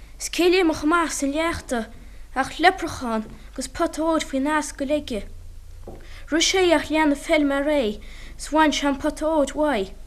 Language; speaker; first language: Irish; native; Irish